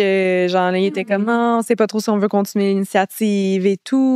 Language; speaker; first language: French; native; French